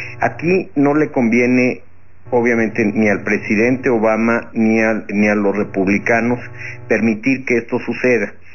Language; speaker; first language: Spanish; native; Spanish